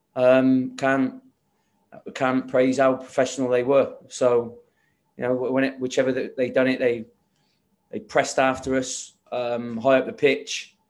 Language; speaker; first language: English; native; English